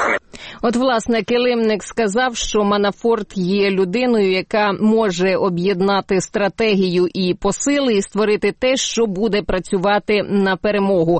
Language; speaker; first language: Ukrainian; native; Ukrainian